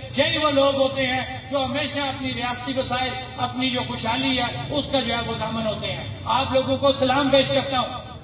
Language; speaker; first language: Urdu; non-native, local second language; Pahari-Potwari